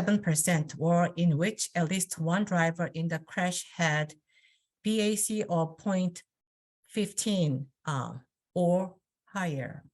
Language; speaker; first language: English; non-native, fluent; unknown